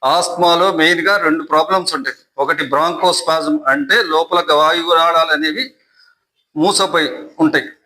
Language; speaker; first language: Telugu; native; Telugu